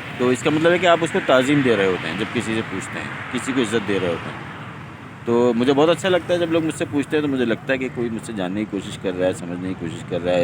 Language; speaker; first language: Urdu; non-native, local second language; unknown